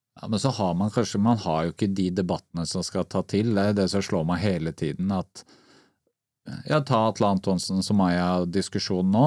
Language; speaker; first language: Norwegian; native; Norwegian